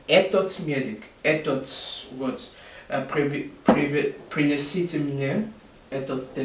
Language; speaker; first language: Russian; non-native, learner; English